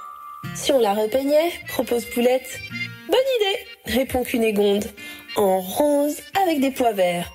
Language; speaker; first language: French; native; French